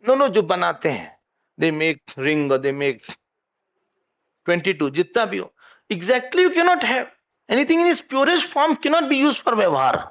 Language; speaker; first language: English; non-native, local second language; Hindi